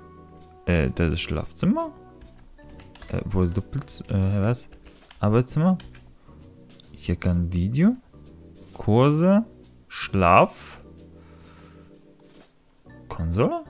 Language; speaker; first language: German; non-native, fluent; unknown